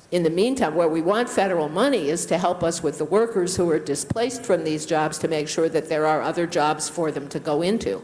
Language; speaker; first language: English; native; English